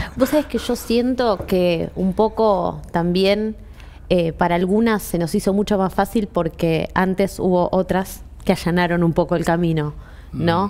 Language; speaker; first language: Spanish; native; Spanish